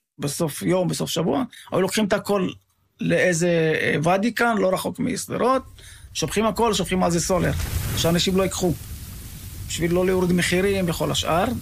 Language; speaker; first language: Hebrew; native; Hebrew